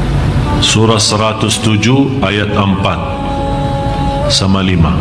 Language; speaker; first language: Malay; non-native, fluent; Arabic